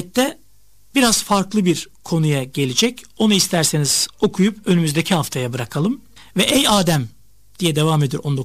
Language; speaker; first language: Turkish; native; Turkish